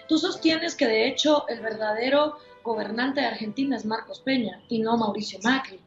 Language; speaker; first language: Spanish; native; Spanish